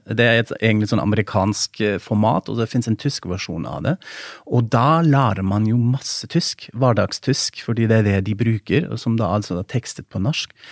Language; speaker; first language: Norwegian; non-native, fluent; German